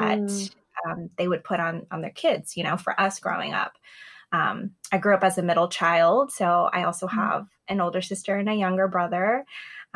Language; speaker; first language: English; native; English